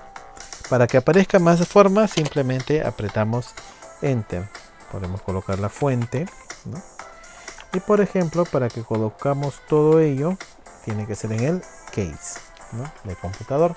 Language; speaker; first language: Spanish; native; Spanish